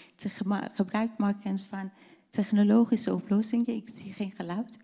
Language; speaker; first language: Dutch; non-native, fluent; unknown